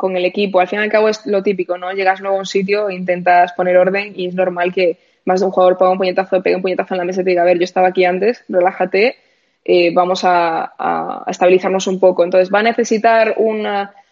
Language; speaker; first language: Spanish; native; Spanish